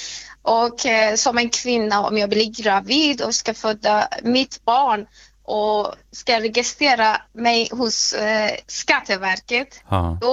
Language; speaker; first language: Swedish; non-native, fluent; Persian